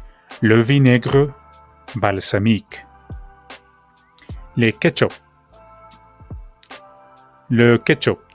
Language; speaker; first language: French; non-native, fluent; Spanish